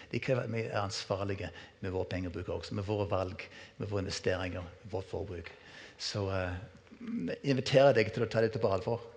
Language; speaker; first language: Norwegian; native; Norwegian